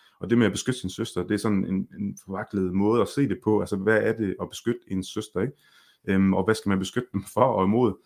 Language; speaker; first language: Danish; early bilingual, other home language; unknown